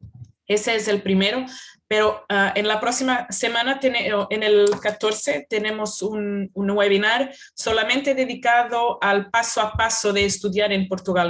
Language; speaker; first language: Spanish; non-native, fluent; Portuguese